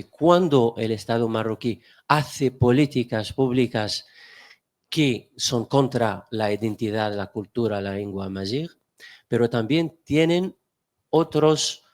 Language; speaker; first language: Spanish; non-native, fluent; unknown